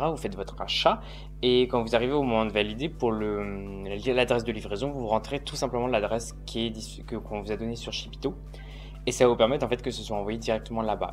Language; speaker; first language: French; native; French